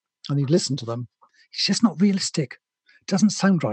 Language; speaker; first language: English; native; English